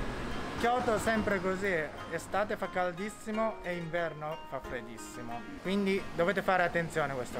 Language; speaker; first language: Italian; non-native, learner; Japanese